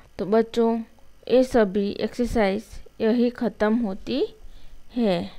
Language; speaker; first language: Hindi; non-native, local second language; Gujarati